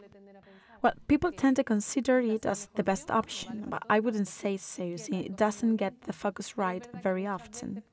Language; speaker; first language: English; non-native, fluent; Spanish